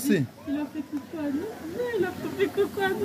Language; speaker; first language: French; non-native, learner; Arabic